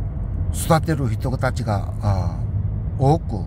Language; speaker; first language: Japanese; non-native, learner; Korean